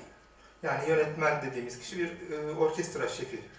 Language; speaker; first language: Turkish; native; Turkish